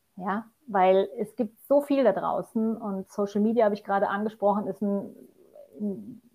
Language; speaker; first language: German; non-native, fluent; Polish